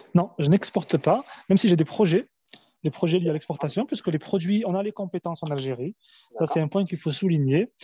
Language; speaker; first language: French; early bilingual, other home language; Arabic